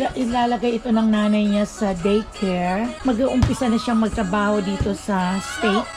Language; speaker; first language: Filipino; non-native, local second language; Cebuano